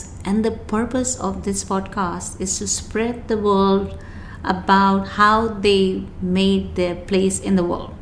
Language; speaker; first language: English; non-native, local second language; Hindi